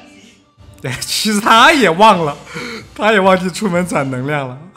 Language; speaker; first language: Chinese; native; Chinese